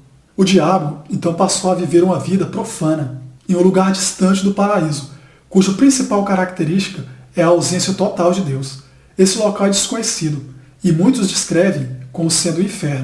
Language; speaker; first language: Portuguese; native; Portuguese